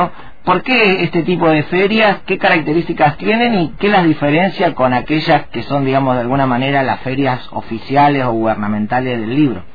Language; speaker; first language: Spanish; native; Spanish